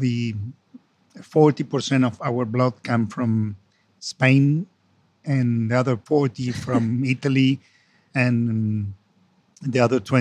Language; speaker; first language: English; non-native, fluent; Spanish